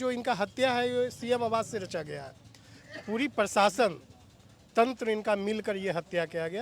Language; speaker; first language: Hindi; native; Hindi